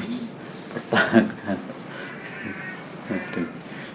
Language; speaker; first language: Indonesian; native; Indonesian